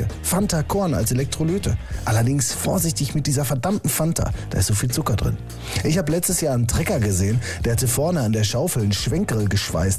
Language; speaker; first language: German; native; German